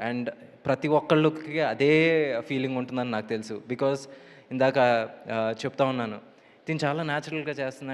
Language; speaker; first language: Telugu; native; Telugu